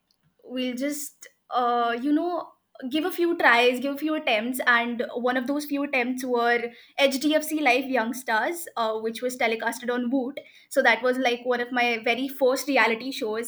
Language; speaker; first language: English; non-native, local second language; Hindi